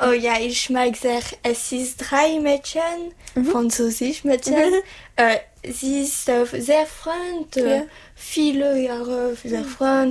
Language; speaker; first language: German; non-native, learner; French